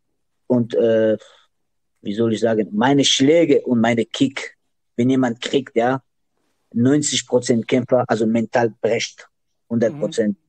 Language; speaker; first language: German; non-native, learner; Georgian